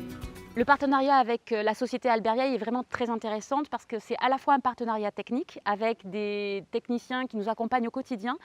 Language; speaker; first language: French; native; French